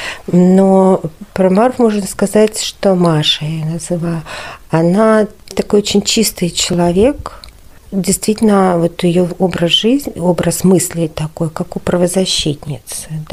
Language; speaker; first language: Russian; native; Russian